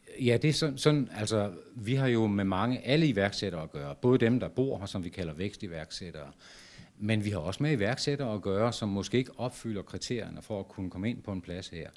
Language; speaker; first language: Danish; native; Danish